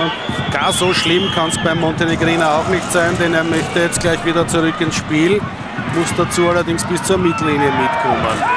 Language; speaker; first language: German; native; German